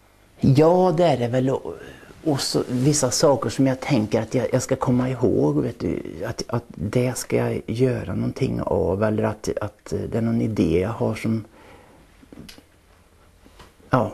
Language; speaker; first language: Swedish; native; Swedish